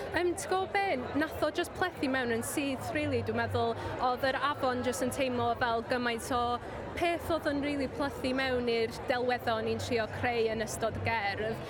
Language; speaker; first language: Welsh; non-native, local second language; English